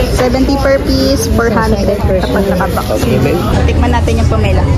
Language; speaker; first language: Filipino; native; Filipino